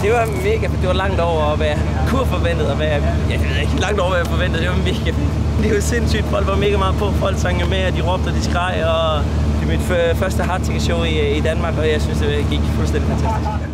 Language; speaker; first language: Danish; native; Danish